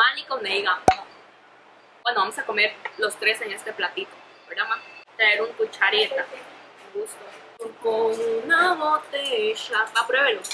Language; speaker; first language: Spanish; early bilingual, other home language; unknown